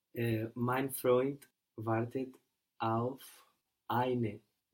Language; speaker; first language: German; non-native, learner; English